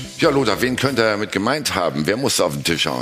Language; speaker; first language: German; native; German